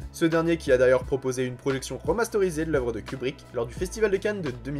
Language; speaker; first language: French; native; French